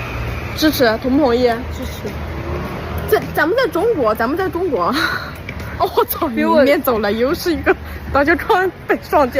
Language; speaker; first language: Chinese; native; Chinese